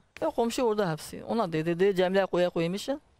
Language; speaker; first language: Turkish; non-native, learner; Kurdish